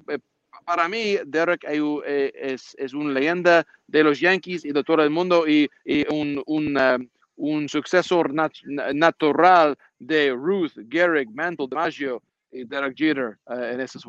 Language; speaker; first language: Spanish; non-native, learner; English